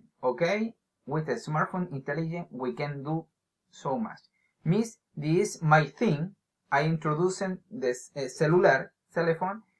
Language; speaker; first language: English; non-native, learner; Spanish